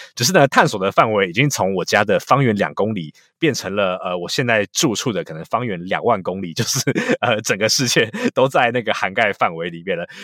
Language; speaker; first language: Chinese; native; Chinese